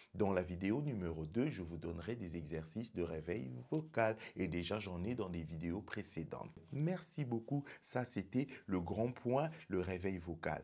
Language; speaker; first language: French; non-native, local second language; Lingala